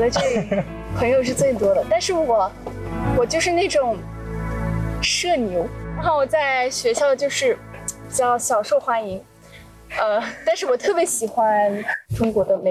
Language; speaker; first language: Chinese; early bilingual, other home language; English